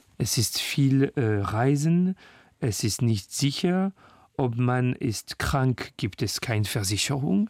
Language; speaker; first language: German; non-native, learner; French